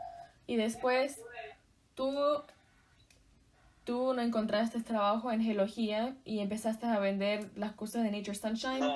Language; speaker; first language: Spanish; early bilingual, heritage; Spanish